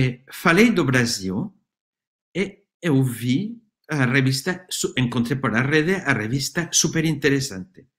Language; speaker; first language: Portuguese; non-native, fluent; Spanish